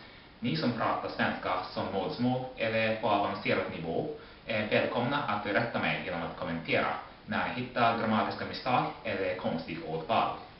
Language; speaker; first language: Swedish; non-native, fluent; Japanese